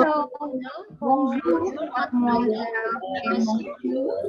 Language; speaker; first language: French; non-native, learner; Indonesian